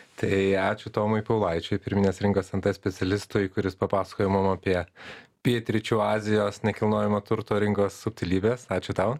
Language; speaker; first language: Lithuanian; native; Lithuanian